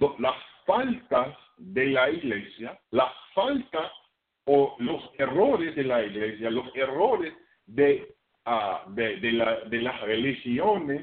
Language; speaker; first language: Spanish; non-native, fluent; English